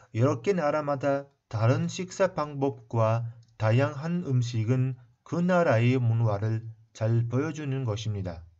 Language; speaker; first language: Korean; non-native, fluent; Uzbek